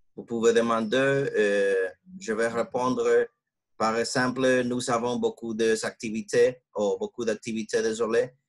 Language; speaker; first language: French; non-native, learner; Spanish